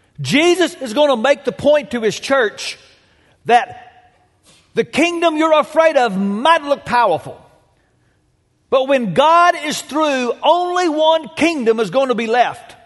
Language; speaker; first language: English; native; English